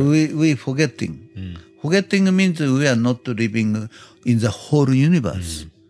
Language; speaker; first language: English; non-native, learner; Japanese